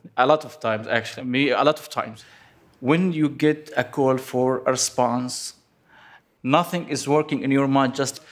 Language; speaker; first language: English; non-native, fluent; Arabic